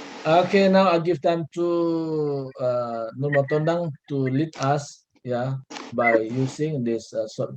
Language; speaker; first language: English; non-native, learner; Indonesian